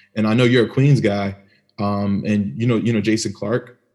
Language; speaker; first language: English; native; English